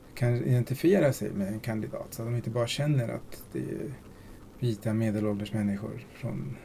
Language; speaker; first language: Swedish; early bilingual, other home language; Spanish